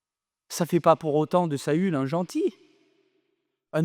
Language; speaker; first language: French; native; French